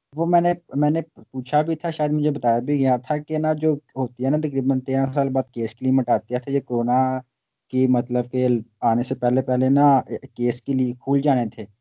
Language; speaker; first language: Urdu; non-native, local second language; Punjabi